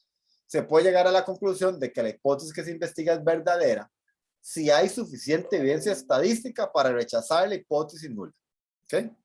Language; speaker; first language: Spanish; native; Spanish